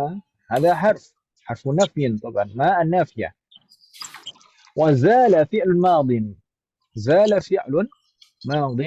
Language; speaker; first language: Arabic; non-native, fluent; Indonesian